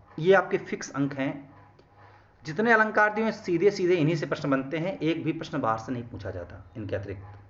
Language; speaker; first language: Hindi; native; Hindi